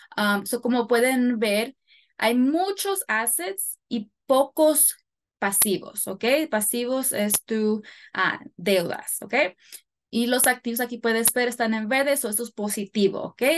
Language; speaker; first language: Spanish; early bilingual, heritage; Spanish